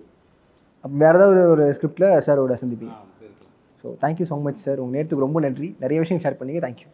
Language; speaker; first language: Tamil; native; Tamil